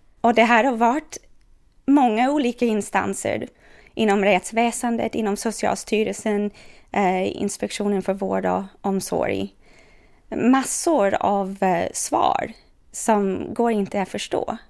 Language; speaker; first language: Swedish; non-native, fluent; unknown